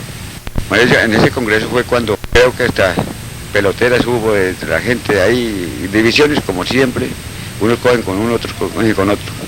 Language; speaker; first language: Spanish; native; Spanish